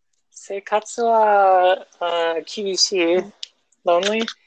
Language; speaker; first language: Japanese; non-native, learner; English